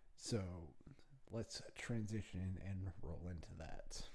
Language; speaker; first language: English; native; English